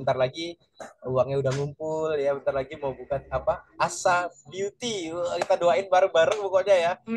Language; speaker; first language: Indonesian; native; Indonesian